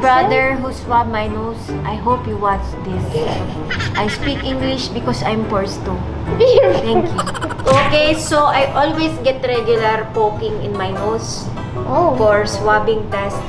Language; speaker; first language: English; non-native, local second language; Filipino